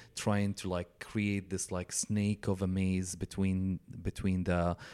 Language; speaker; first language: English; non-native, fluent; Arabic